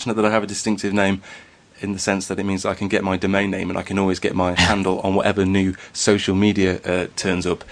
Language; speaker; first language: English; native; English